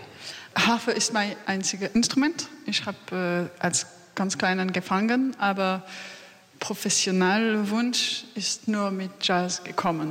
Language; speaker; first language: German; non-native, learner; French